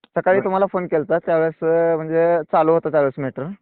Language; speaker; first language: Marathi; native; Marathi